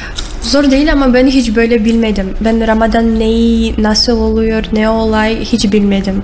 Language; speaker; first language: Turkish; non-native, learner; Russian